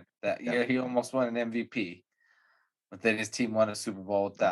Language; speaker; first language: English; native; English